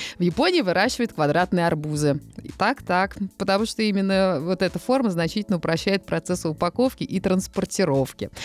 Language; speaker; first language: Russian; native; Russian